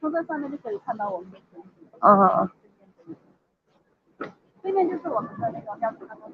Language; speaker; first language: Chinese; native; Chinese